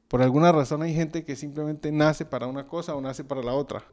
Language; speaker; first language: Spanish; native; Spanish